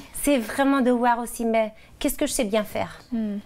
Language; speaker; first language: French; non-native, fluent; German